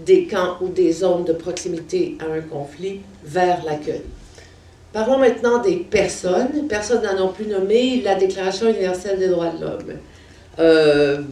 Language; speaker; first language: French; native; French